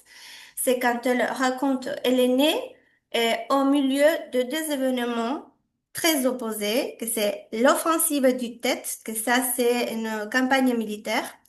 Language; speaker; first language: French; non-native, fluent; Spanish